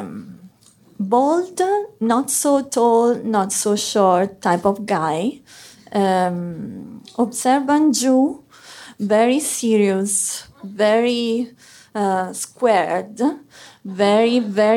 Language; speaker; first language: English; non-native, fluent; Italian